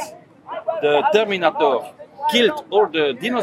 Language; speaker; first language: English; non-native, learner; French